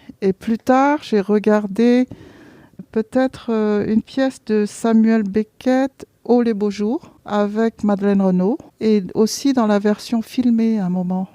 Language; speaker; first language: French; non-native, fluent; Vietnamese